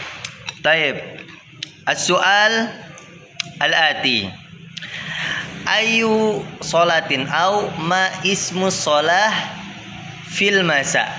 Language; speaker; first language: Arabic; non-native, fluent; Indonesian